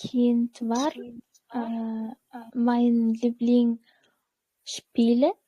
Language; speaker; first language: German; non-native, learner; Uzbek